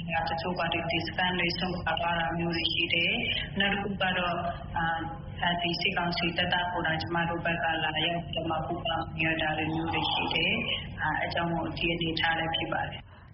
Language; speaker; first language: Burmese; non-native, local second language; Shwe Palaung